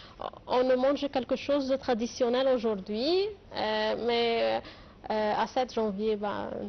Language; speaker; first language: French; non-native, fluent; Arabic